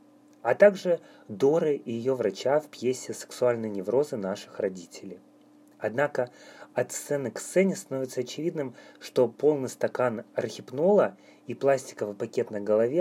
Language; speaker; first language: Russian; native; Russian